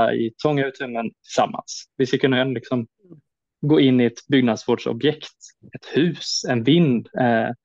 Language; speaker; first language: Swedish; native; Swedish